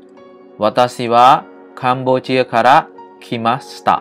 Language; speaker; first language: Japanese; non-native, fluent; Khmer